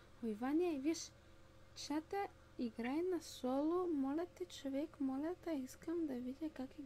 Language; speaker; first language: Bulgarian; native; Bulgarian